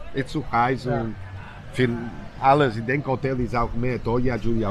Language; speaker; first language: German; non-native, learner; Spanish